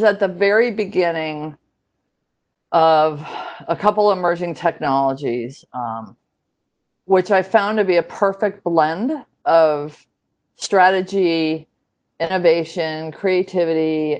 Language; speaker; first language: English; native; English